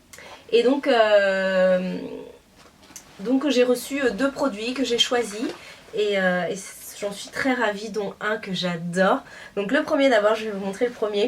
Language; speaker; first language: French; native; French